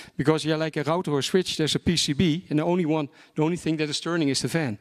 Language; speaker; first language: English; non-native, fluent; Dutch